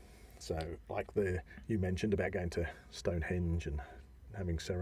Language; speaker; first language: English; native; English